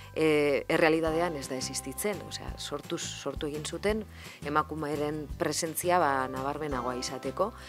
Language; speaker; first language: Basque; non-native, local second language; Spanish